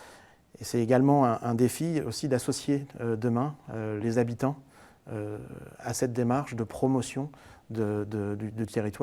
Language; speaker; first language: French; native; French